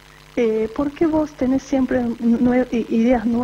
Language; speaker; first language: Spanish; non-native, fluent; Japanese